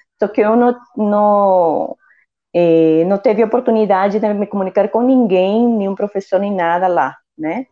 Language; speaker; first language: Portuguese; non-native, fluent; Spanish